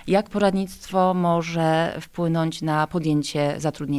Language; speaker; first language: Polish; native; Polish